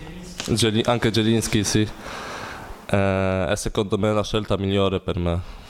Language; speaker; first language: Italian; non-native, learner; Polish